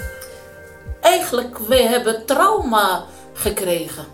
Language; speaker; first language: Dutch; non-native, learner; Arabic